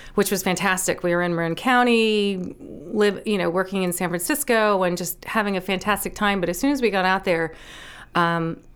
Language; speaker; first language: English; native; English